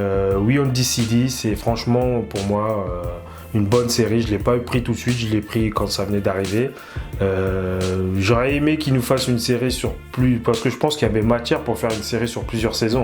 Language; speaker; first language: French; native; French